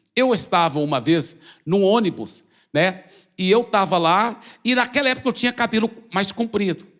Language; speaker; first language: Portuguese; early bilingual, other home language; English